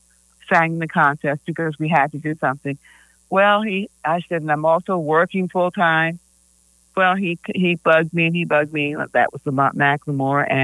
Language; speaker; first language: English; native; English